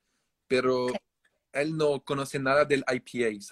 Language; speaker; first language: Spanish; non-native, fluent; French